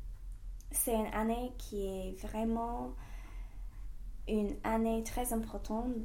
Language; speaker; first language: French; non-native, fluent; English